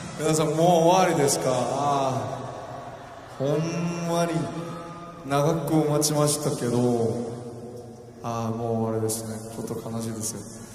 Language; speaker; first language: Japanese; non-native, learner; Korean